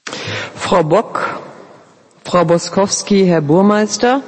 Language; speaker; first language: German; native; German